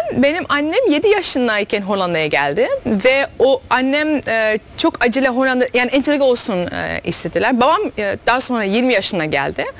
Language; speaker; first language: Turkish; early bilingual, heritage; Turkish